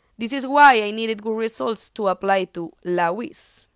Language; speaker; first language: English; non-native, fluent; Spanish